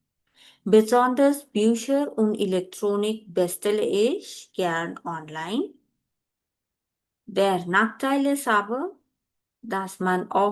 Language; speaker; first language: German; non-native, fluent; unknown